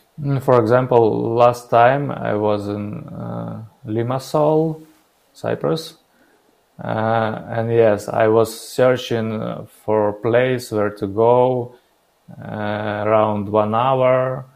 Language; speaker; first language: English; non-native, learner; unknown